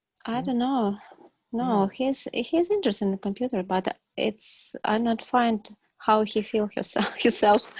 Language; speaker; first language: English; non-native, learner; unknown